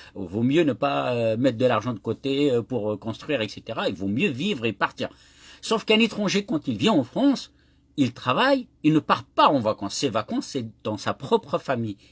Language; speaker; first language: French; non-native, local second language; Kabyle